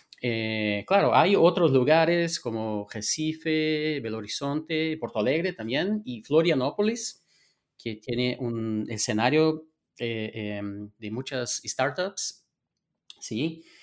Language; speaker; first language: Spanish; non-native, fluent; Portuguese